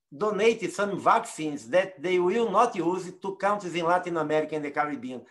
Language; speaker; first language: English; non-native, fluent; Portuguese